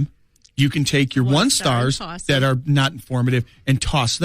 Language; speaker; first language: English; native; English